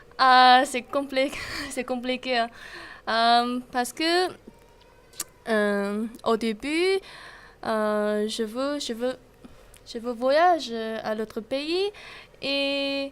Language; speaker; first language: French; non-native, learner; Chinese